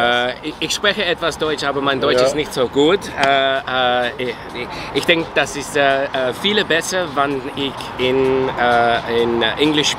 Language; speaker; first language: German; non-native, learner; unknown